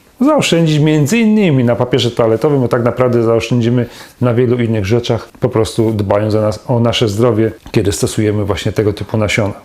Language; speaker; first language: Polish; native; Polish